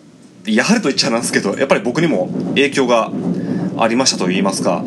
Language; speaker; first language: Japanese; native; Japanese